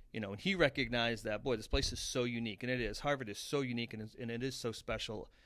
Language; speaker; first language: English; native; English